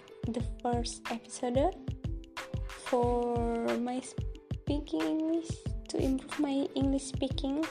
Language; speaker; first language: English; non-native, local second language; Indonesian